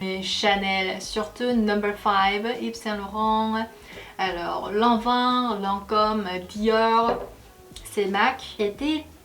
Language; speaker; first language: French; non-native, fluent; Korean